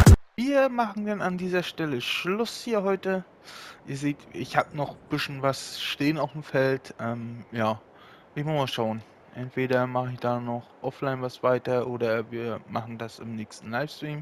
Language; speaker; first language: German; native; German